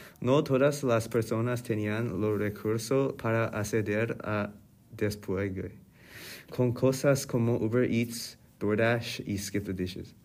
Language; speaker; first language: Spanish; non-native, learner; English